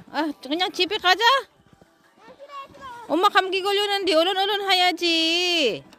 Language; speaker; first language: Korean; non-native, learner; Filipino